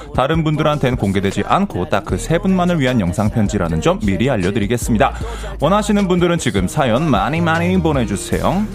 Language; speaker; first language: Korean; native; Korean